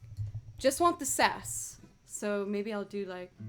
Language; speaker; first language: English; native; English